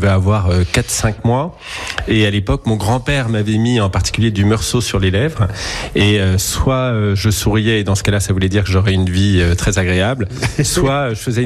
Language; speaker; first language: French; native; French